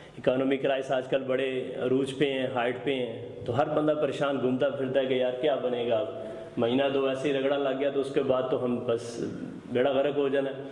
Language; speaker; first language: Urdu; non-native, local second language; Punjabi